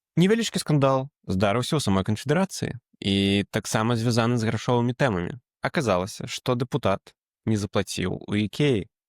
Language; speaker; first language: Belarusian; native; Belarusian